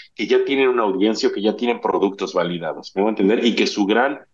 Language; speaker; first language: Spanish; native; Spanish